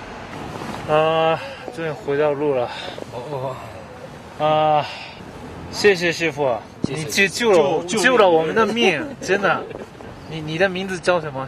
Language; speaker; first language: Chinese; non-native, fluent; Japanese